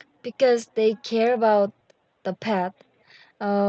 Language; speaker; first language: English; non-native, learner; Korean